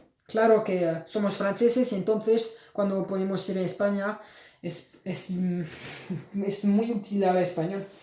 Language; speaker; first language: Spanish; non-native, learner; French